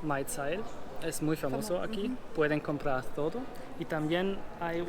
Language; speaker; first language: Spanish; non-native, learner; German